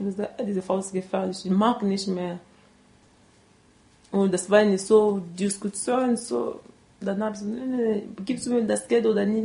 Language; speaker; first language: German; non-native, learner; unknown